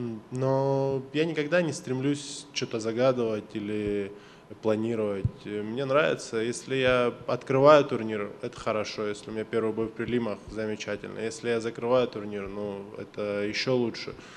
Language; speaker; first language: Russian; native; Russian